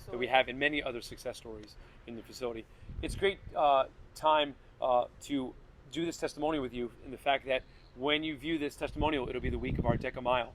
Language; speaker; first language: English; native; English